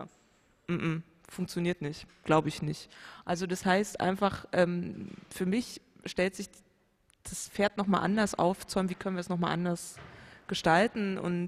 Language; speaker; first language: German; native; German